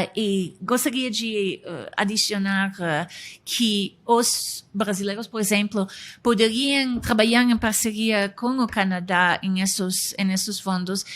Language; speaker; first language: Portuguese; non-native, fluent; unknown